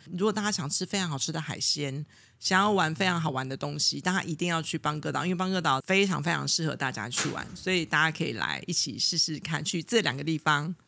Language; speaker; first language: Chinese; native; Chinese